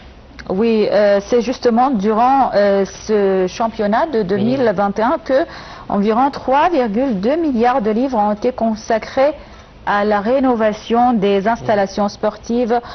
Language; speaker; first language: French; non-native, fluent; Arabic